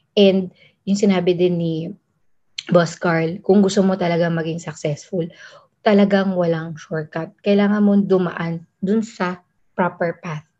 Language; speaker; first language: Filipino; native; Filipino